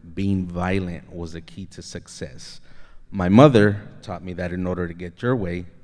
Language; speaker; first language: English; native; English